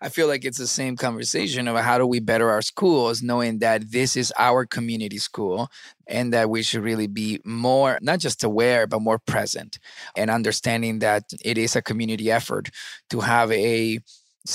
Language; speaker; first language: English; early bilingual, other home language; Spanish